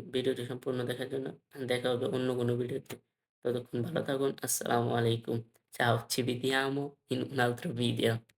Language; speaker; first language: Bangla; native; Bangla